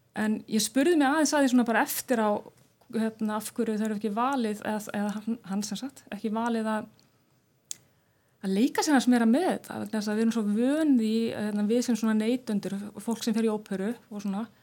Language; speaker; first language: Icelandic; native; Icelandic